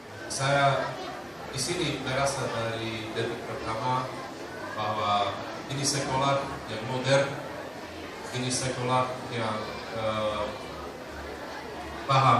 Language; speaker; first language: Indonesian; non-native, fluent; Slovak